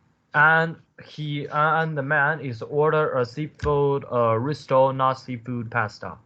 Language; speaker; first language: English; non-native, learner; Chinese